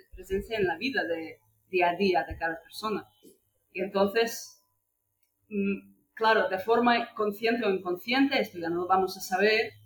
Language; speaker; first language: Spanish; non-native, fluent; Russian